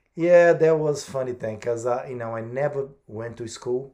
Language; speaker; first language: English; non-native, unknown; Portuguese